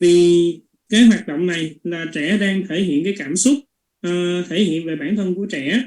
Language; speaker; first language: Vietnamese; native; Vietnamese